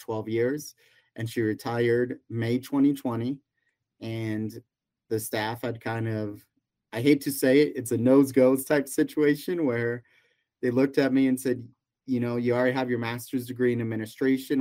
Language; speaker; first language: English; native; English